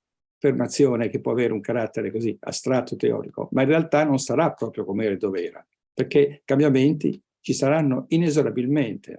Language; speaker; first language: Italian; native; Italian